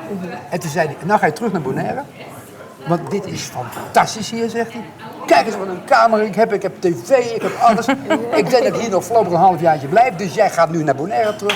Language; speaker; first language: Dutch; native; Dutch